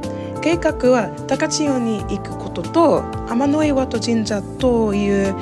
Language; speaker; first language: Japanese; non-native, learner; English